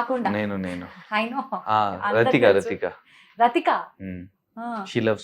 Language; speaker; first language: Telugu; non-native, local second language; Urdu